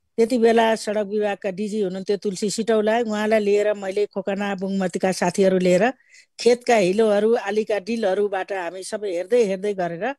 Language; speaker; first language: Nepali; native; Nepali